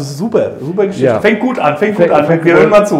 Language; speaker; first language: German; native; German